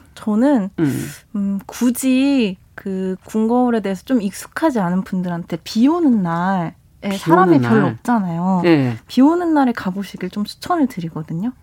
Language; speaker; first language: Korean; native; Korean